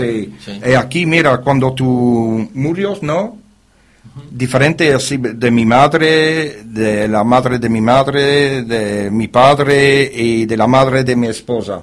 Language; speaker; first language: Spanish; non-native, learner; French